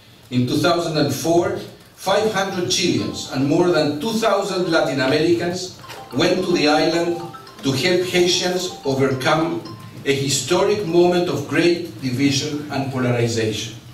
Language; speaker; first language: English; non-native, fluent; Spanish